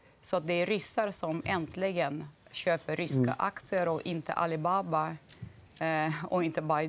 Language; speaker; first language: Swedish; non-native, fluent; Russian